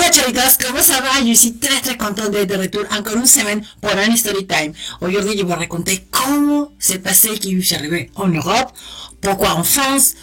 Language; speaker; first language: French; non-native, fluent; Spanish